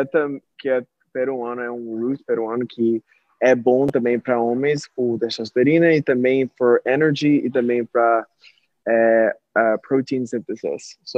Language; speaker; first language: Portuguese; early bilingual, heritage; Portuguese